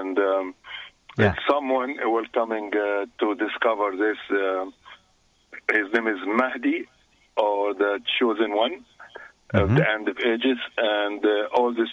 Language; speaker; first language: English; non-native, fluent; Arabic